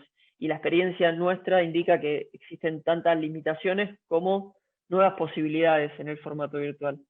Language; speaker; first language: Spanish; native; Spanish